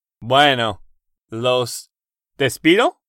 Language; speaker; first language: Spanish; non-native, learner; English